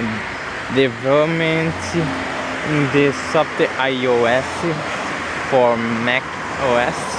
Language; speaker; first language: English; non-native, learner; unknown